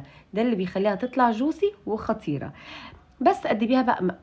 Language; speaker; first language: Arabic; native; Arabic